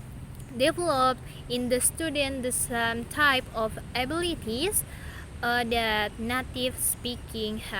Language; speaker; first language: English; non-native, learner; Indonesian